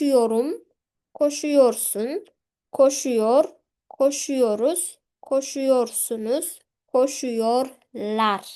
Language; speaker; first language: Turkish; non-native, fluent; Uzbek